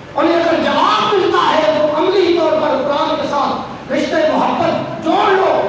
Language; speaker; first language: Urdu; non-native, local second language; Punjabi